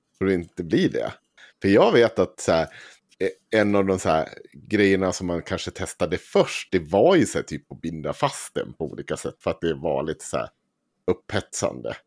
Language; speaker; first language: Swedish; native; Swedish